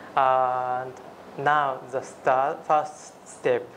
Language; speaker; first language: English; non-native, learner; Japanese